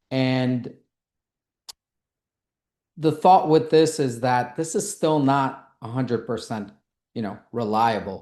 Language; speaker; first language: English; native; English